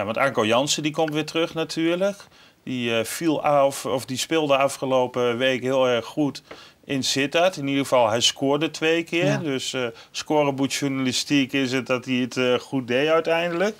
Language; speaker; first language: Dutch; native; Dutch